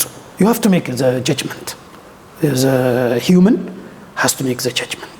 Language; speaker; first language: English; non-native, local second language; Amharic